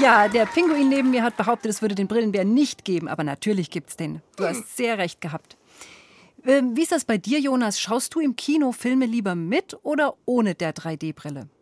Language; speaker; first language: German; native; German